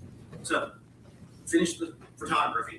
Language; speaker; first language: English; native; English